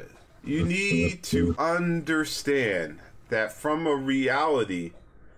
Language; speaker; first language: English; native; English